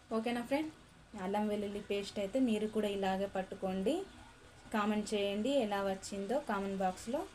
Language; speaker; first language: Telugu; non-native, local second language; Hindi